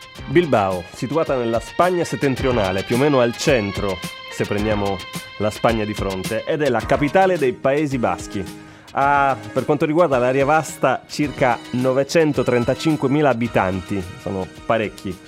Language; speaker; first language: Italian; native; Italian